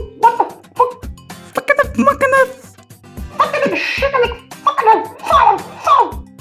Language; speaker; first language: English; non-native, learner; Kazakh